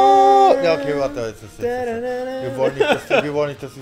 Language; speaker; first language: German; native; German